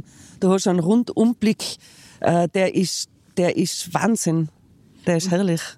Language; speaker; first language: German; native; German